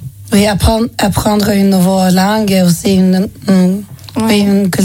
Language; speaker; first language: French; non-native, learner; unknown